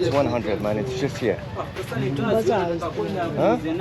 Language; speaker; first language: English; non-native, learner; French